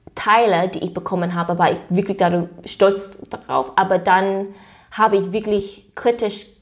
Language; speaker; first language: German; non-native, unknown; English